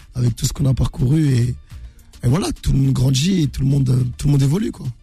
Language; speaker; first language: French; native; French